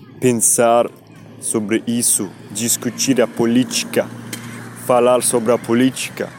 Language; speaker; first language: Portuguese; non-native, learner; Spanish